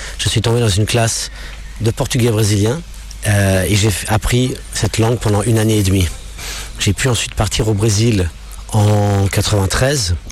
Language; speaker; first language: French; non-native, local second language; English